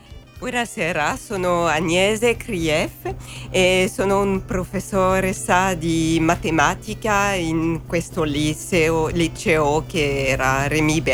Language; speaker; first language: Italian; non-native, learner; French